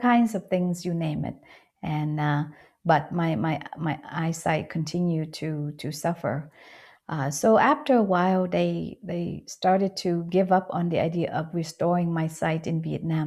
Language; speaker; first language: English; non-native, fluent; Vietnamese